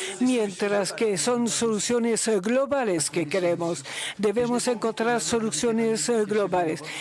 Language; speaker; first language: Spanish; non-native, learner; Luxembourgish